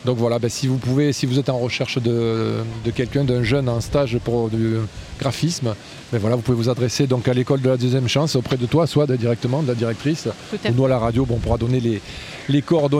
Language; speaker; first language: French; native; French